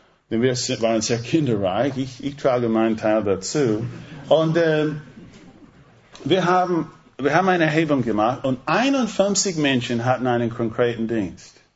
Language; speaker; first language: German; non-native, fluent; English